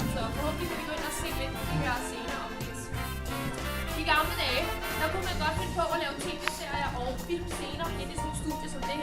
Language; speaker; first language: Danish; native; Danish